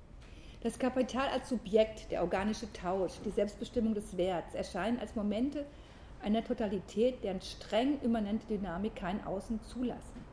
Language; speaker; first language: German; native; German